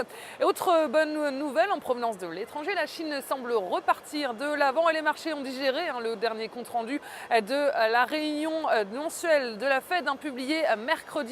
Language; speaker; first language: French; native; French